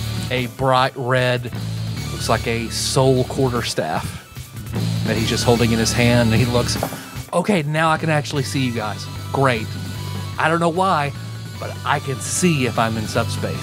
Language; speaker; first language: English; native; English